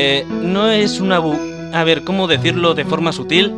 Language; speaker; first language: Spanish; native; Spanish